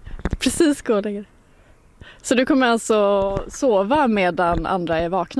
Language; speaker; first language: Swedish; native; Swedish